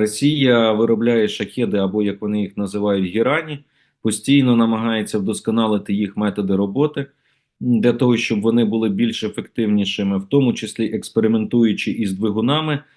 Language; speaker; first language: Ukrainian; native; Ukrainian